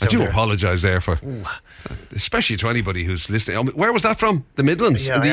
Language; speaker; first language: English; native; English